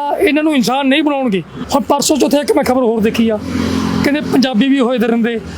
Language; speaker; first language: Punjabi; native; Punjabi